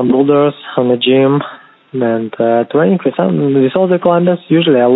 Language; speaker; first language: English; non-native, learner; Kazakh